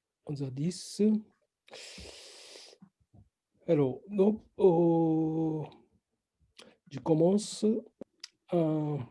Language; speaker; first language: French; non-native, fluent; Japanese